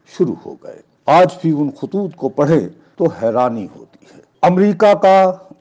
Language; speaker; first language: Urdu; non-native, local second language; Punjabi